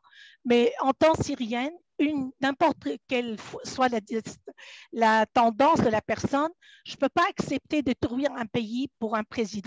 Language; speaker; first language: French; non-native, fluent; Arabic